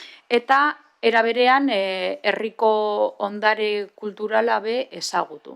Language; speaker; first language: Basque; native; Basque